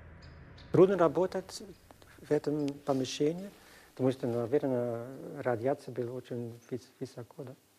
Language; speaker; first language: Russian; non-native, learner; Dutch